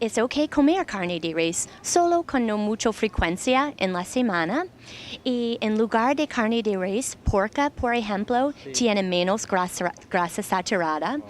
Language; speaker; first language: Spanish; non-native, learner; English